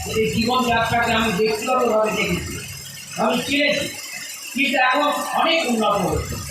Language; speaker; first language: Bangla; native; Bangla